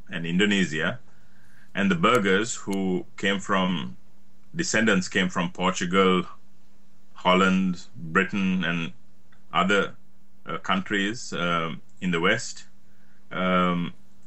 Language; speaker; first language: English; native; English